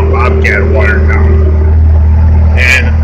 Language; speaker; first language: English; native; English